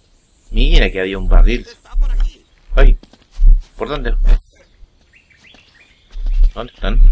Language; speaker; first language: Spanish; native; Spanish